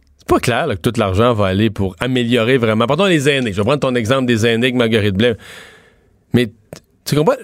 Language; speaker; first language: French; native; French